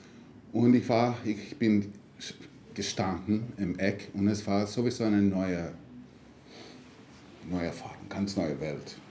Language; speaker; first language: German; non-native, fluent; English